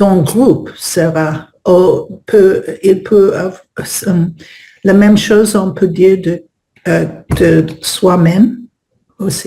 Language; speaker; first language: French; non-native, learner; Spanish